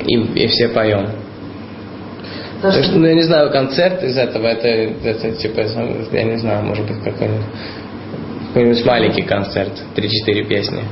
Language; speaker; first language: Russian; early bilingual, heritage; Russian